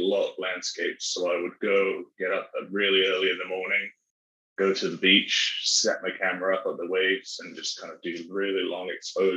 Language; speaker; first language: English; native; English